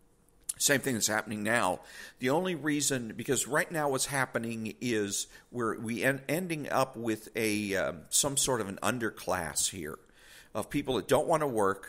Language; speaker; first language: English; native; English